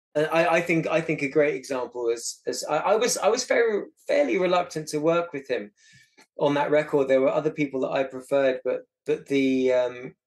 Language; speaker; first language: English; native; English